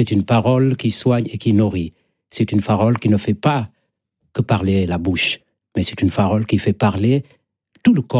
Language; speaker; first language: French; non-native, local second language; Wolof